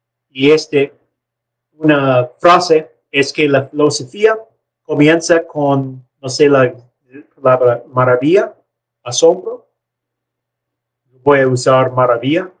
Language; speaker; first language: Spanish; non-native, learner; English